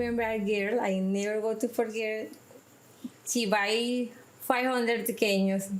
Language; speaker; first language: English; non-native, learner; Spanish